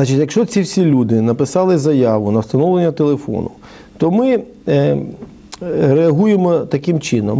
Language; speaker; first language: Ukrainian; native; Ukrainian